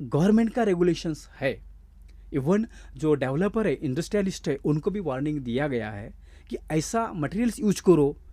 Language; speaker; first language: Hindi; non-native, local second language; Marathi